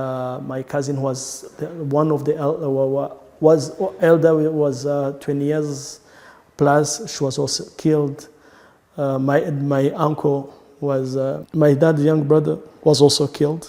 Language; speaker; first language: English; non-native, local second language; Kinyarwanda